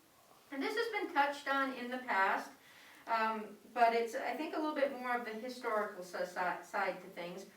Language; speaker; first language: English; native; English